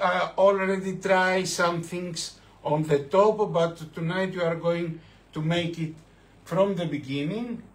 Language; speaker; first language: English; non-native, fluent; Greek